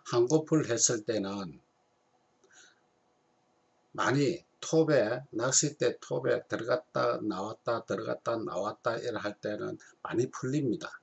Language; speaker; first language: Korean; native; Korean